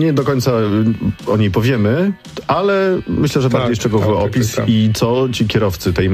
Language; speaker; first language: Polish; native; Polish